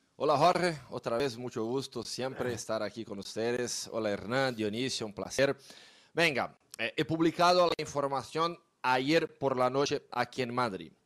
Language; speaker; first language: Spanish; non-native, fluent; Portuguese